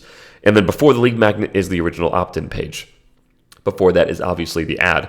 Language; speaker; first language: English; native; English